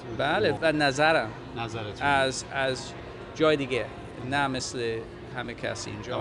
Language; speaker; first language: Persian; non-native, fluent; English